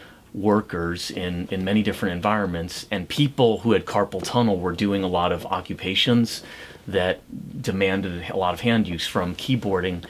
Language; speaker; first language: English; native; English